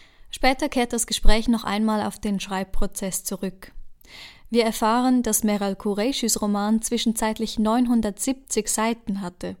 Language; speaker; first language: German; native; German